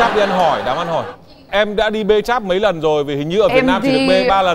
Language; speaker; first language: Vietnamese; native; Vietnamese